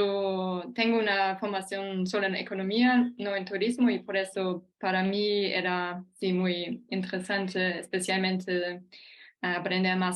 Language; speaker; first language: Spanish; non-native, fluent; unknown